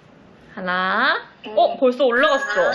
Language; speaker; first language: Korean; native; Korean